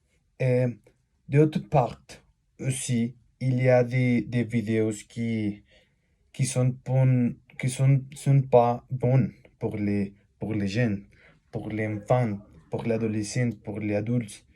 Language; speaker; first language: French; non-native, learner; Spanish